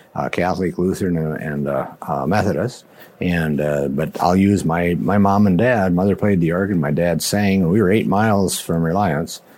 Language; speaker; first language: English; native; English